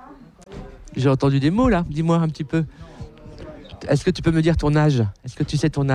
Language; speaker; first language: French; native; French